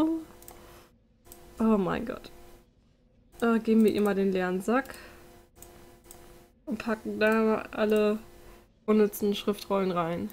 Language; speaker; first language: German; native; German